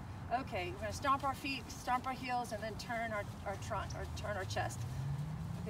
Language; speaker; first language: English; native; English